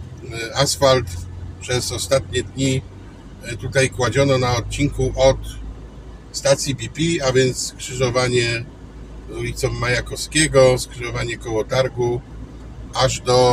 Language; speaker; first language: Polish; native; Polish